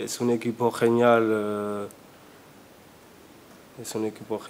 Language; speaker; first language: Spanish; non-native, learner; French